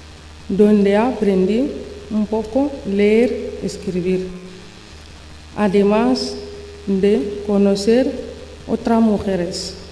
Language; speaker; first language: Spanish; non-native, learner; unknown